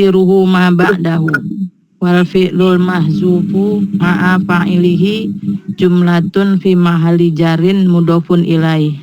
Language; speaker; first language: Arabic; non-native, learner; Indonesian